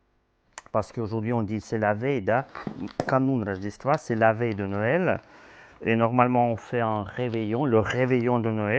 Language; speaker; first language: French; non-native, fluent; Russian